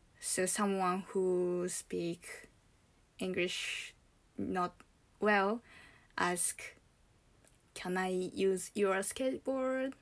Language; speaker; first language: English; non-native, learner; Japanese